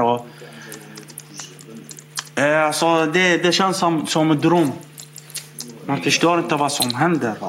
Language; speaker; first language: Swedish; non-native, fluent; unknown